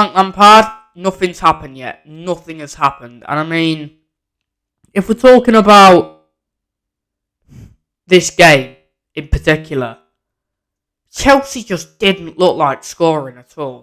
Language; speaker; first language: English; native; English